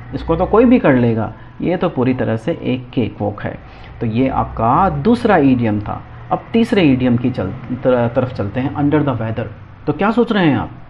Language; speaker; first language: Hindi; native; Hindi